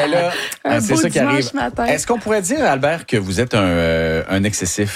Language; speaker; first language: French; native; French